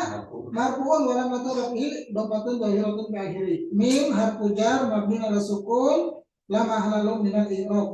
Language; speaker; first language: Arabic; non-native, learner; Indonesian